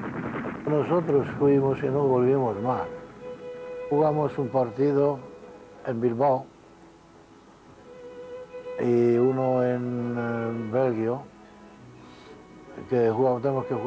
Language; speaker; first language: Spanish; non-native, fluent; Hungarian